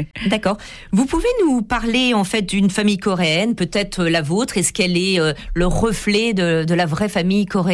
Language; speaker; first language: French; native; French